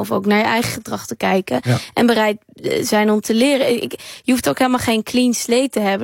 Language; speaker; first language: Dutch; native; Dutch